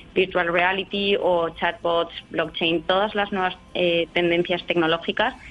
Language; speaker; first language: Spanish; native; Spanish